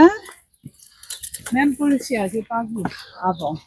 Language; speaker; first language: French; non-native, fluent; Portuguese